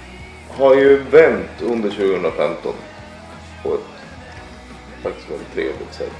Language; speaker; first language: Swedish; native; Swedish